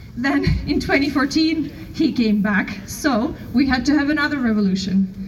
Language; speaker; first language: English; non-native, fluent; Ukrainian